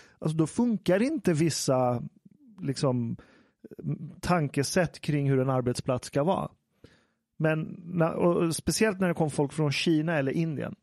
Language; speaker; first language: Swedish; early bilingual, other home language; Persian